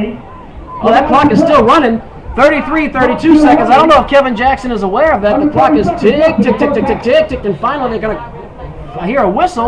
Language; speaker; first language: English; native; English